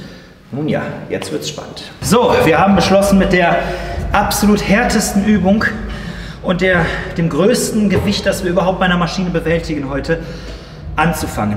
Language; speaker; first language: German; native; German